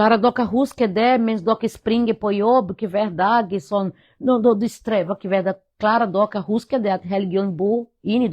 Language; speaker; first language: Norwegian; non-native, fluent; Portuguese